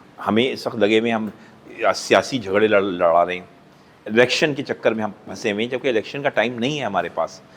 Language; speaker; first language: Urdu; native; Urdu